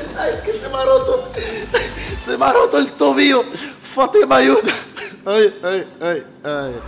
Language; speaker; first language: Spanish; early bilingual, other home language; Arabic